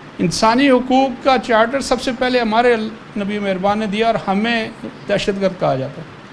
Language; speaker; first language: Urdu; native; Urdu